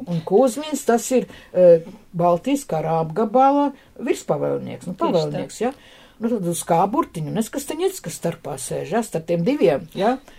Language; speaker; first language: Latvian; non-native, local second language; Russian